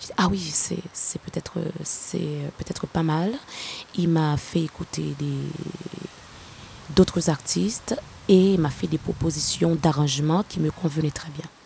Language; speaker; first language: French; non-native, local second language; Haitian Creole